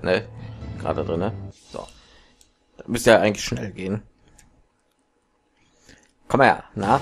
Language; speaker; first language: German; native; German